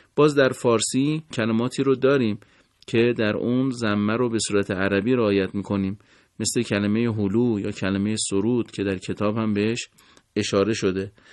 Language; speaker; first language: Persian; native; Persian